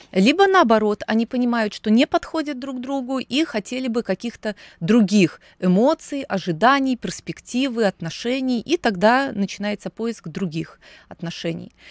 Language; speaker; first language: Russian; native; Russian